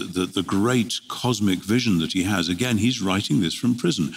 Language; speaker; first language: English; native; English